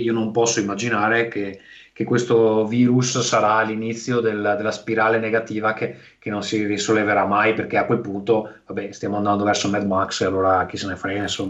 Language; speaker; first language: Italian; native; Italian